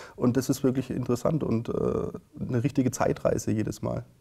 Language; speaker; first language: German; native; German